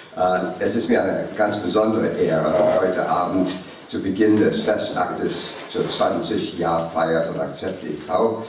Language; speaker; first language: German; non-native, fluent; English